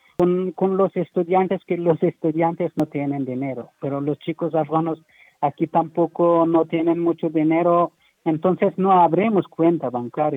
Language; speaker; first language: Spanish; non-native, learner; Persian